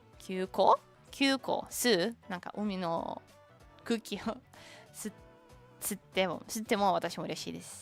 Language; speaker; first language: Japanese; non-native, learner; Russian